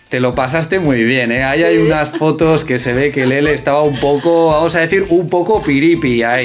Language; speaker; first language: Spanish; native; Spanish